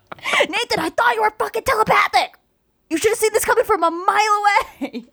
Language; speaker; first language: English; native; English